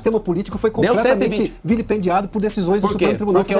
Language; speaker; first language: Portuguese; native; Portuguese